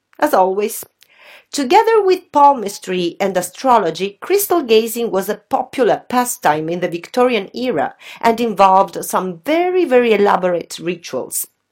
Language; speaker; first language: English; non-native, fluent; Italian